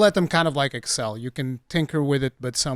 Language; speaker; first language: English; native; English